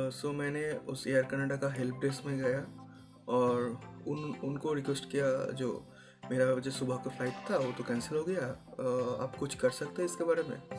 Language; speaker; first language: Hindi; non-native, local second language; Bangla